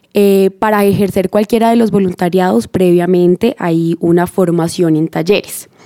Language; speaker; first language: Spanish; native; Spanish